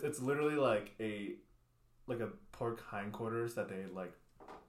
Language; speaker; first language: English; early bilingual, other home language; Chinese